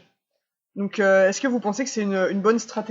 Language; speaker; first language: French; native; French